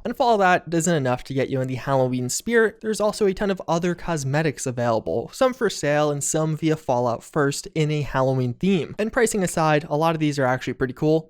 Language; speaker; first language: English; native; English